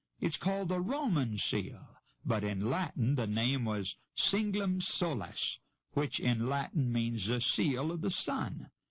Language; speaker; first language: English; native; English